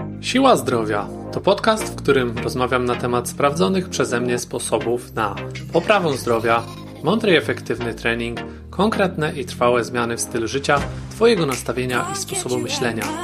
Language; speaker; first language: Polish; native; Polish